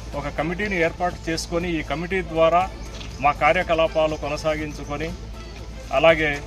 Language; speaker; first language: Telugu; non-native, local second language; Lambadi